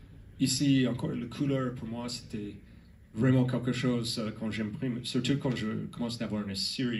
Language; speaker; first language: French; non-native, learner; English